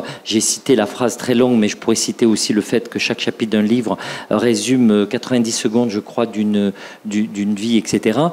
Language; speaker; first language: French; native; French